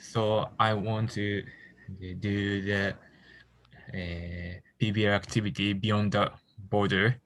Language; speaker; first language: English; non-native, learner; Japanese